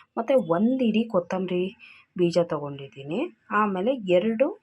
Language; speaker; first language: Kannada; native; Kannada